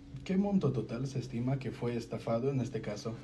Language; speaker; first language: Spanish; native; Spanish